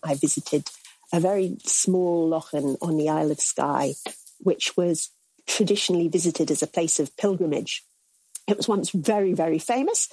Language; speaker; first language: English; native; English